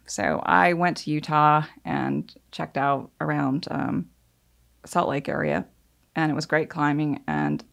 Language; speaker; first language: English; native; English